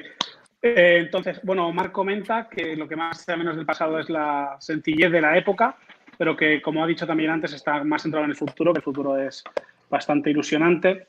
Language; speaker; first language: Spanish; native; Spanish